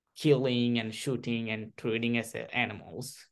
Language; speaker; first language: English; non-native, fluent; Burmese